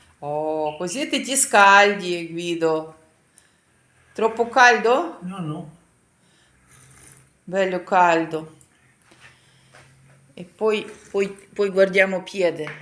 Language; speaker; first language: Italian; non-native, learner; Ukrainian